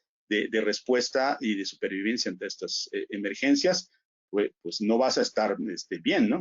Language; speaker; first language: Spanish; native; Spanish